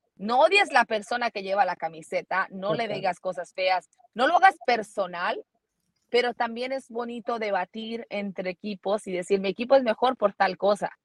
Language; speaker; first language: Spanish; early bilingual, heritage; Spanish